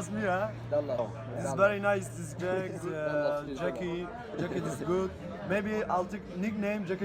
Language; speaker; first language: English; non-native, learner; Turkish